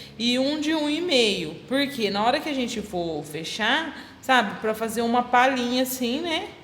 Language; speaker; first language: Portuguese; native; Portuguese